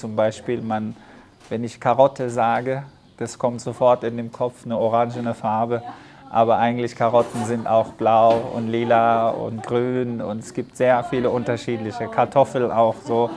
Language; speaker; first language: German; non-native, fluent; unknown